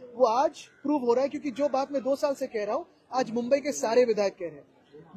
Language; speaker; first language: Hindi; non-native, local second language; Marathi